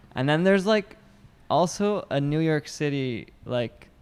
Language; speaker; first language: English; native; English